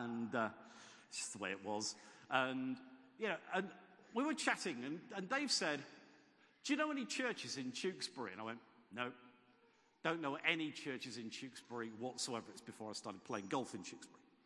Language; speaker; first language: English; native; English